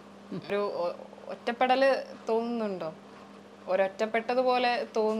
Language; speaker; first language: Malayalam; native; Malayalam